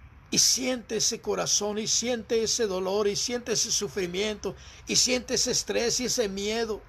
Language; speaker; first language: Spanish; native; Spanish